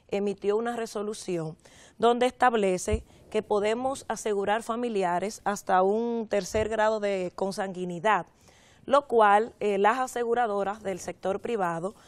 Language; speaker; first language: Spanish; native; Spanish